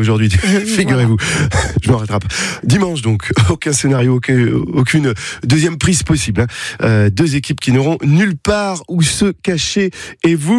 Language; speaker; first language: French; native; French